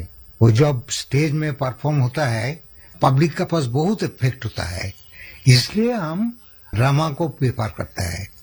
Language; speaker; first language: Hindi; non-native, local second language; Santali